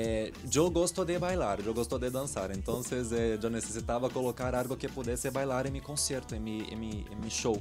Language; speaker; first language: Spanish; non-native, learner; Portuguese